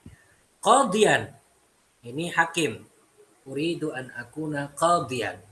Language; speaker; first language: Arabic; non-native, fluent; Indonesian